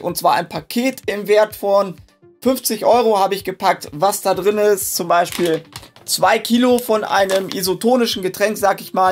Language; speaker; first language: German; native; German